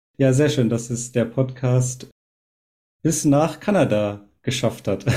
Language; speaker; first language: German; early bilingual, heritage; German